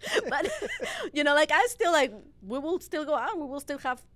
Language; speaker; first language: English; non-native, fluent; Spanish